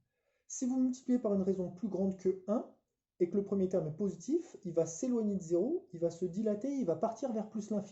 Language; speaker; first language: French; native; French